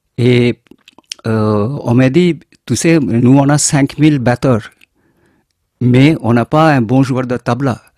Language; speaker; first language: French; non-native, fluent; Bangla